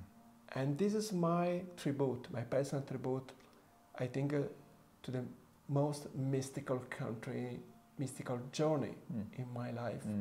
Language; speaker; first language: English; non-native, fluent; Italian